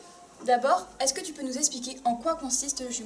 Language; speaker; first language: French; native; French